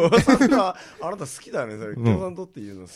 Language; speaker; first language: Japanese; native; Japanese